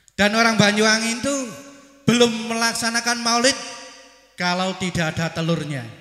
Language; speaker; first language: Indonesian; non-native, local second language; Javanese